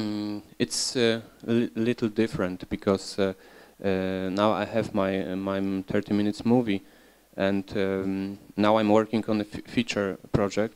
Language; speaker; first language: English; non-native, learner; Polish